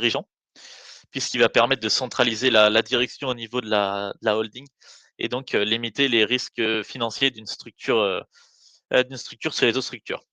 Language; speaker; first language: French; native; French